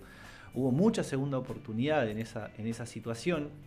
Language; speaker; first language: Spanish; native; Spanish